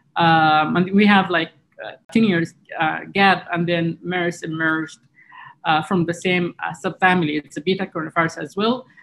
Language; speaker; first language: English; non-native, fluent; Arabic